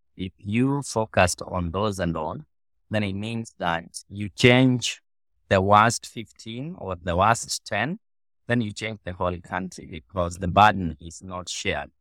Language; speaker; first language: English; non-native, local second language; Luo (Kenya and Tanzania)